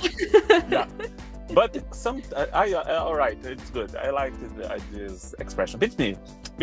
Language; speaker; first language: English; non-native, learner; Portuguese